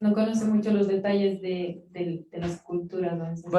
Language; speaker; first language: Spanish; native; Spanish